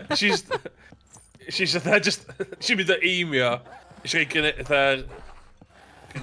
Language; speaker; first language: Welsh; native; Welsh